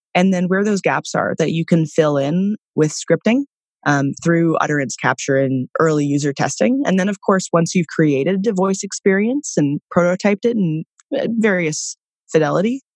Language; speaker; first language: English; native; English